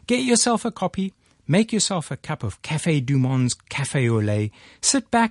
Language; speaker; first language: English; native; English